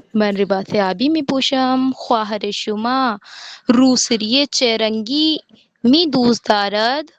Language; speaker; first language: Persian; non-native, learner; Urdu